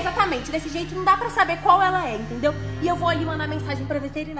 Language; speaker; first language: Portuguese; native; Portuguese